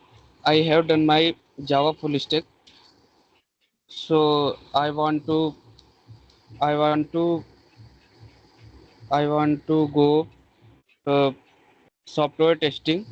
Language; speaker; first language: English; non-native, learner; Hindi